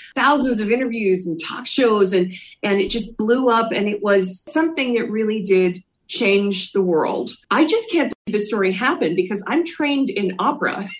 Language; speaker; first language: English; native; English